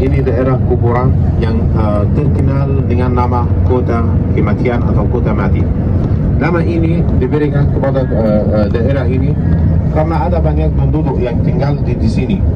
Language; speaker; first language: Indonesian; non-native, fluent; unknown